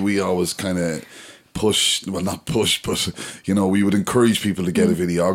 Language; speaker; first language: English; native; English